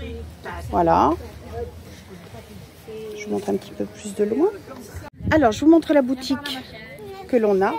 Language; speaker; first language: French; native; French